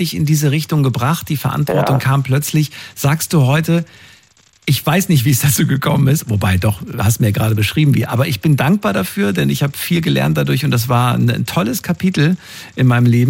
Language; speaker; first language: German; native; German